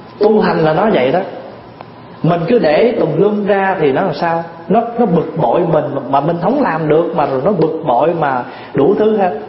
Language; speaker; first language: Vietnamese; early bilingual, heritage; Vietnamese